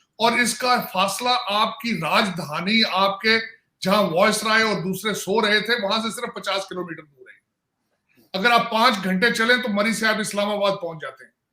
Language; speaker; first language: Hindi; native; Hindi